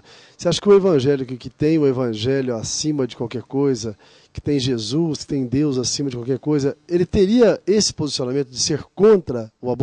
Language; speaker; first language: Portuguese; native; Portuguese